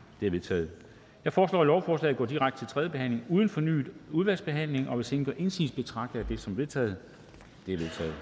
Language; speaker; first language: Danish; native; Danish